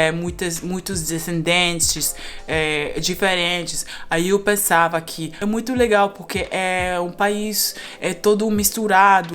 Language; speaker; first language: Portuguese; non-native, fluent; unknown